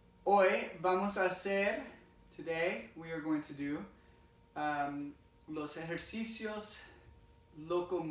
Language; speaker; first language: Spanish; non-native, fluent; English